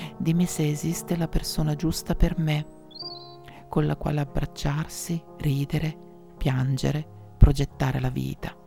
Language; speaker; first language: Italian; native; Italian